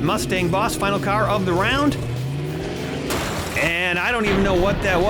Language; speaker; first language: English; native; English